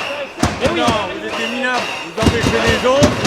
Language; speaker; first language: French; native; French